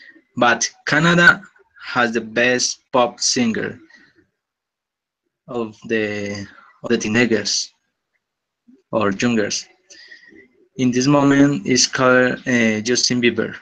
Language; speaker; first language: English; non-native, learner; Spanish